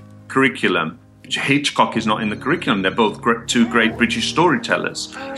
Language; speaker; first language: English; native; English